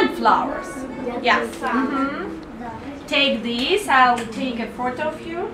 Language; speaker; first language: English; non-native, fluent; Ukrainian